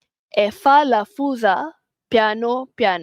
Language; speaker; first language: Italian; non-native, fluent; Malay